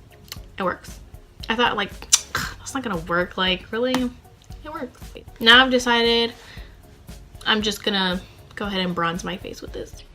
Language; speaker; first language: English; native; English